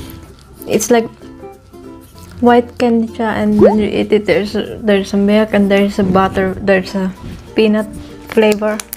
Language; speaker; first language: English; non-native, local second language; Filipino